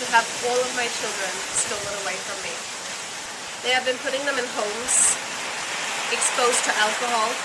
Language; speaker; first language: English; native; English